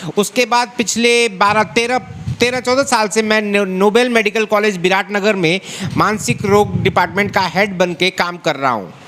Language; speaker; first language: Hindi; native; Hindi